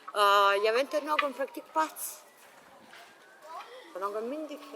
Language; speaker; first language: Swedish; non-native, learner; Serbian